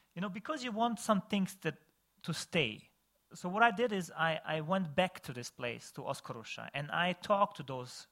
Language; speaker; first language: English; non-native, fluent; Bosnian